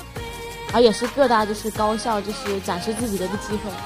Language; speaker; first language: Chinese; native; Chinese